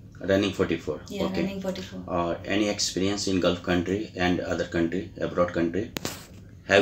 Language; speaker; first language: English; non-native, learner; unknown